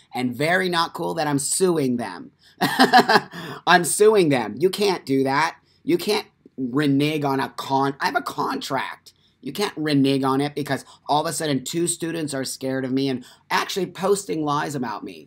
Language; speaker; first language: English; native; English